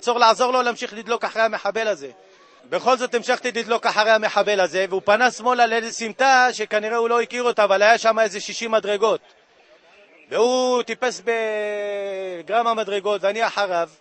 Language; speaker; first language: Hebrew; native; Hebrew